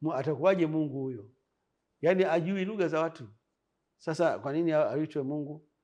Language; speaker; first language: Swahili; native; Swahili